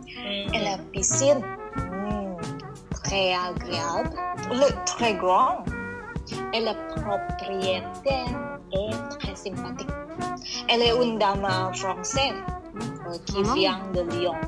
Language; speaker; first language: French; non-native, learner; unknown